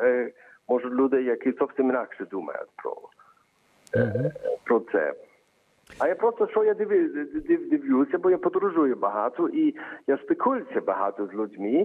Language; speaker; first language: Ukrainian; early bilingual, heritage; Ukrainian